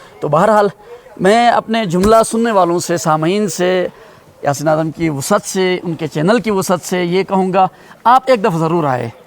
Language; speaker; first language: Urdu; non-native, local second language; Shina